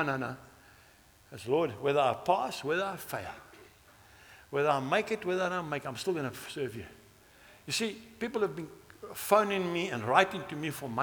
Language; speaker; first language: English; native; English